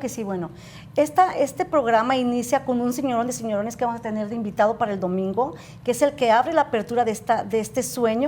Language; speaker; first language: Spanish; native; Spanish